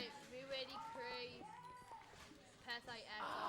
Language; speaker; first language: Welsh; non-native, local second language; English